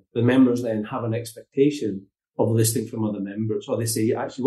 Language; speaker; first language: English; native; English